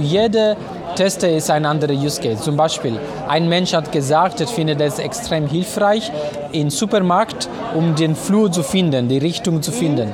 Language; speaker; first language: German; non-native, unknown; Italian